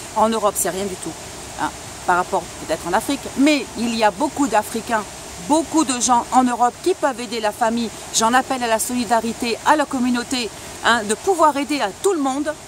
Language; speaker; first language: French; non-native, local second language; Spanish